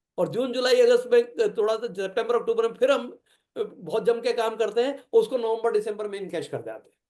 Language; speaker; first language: Hindi; native; Hindi